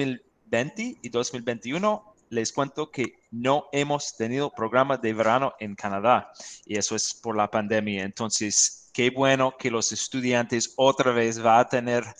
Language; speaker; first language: Spanish; non-native, fluent; English